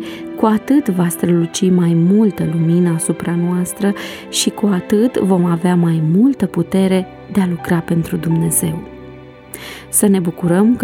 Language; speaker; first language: Romanian; native; Romanian